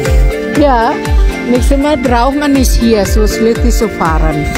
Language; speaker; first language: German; non-native, learner; Indonesian